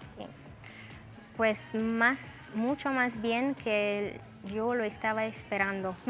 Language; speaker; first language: Spanish; non-native, fluent; Romanian